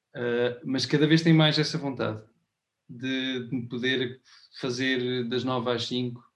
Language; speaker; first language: Portuguese; native; Portuguese